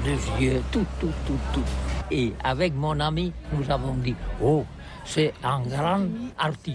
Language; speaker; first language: French; non-native, learner; Catalan